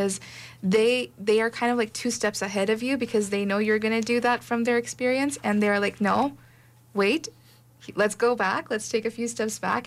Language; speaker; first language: English; non-native, local second language; Urdu